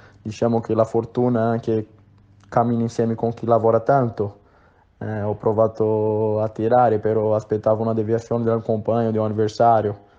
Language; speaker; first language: Italian; non-native, fluent; Portuguese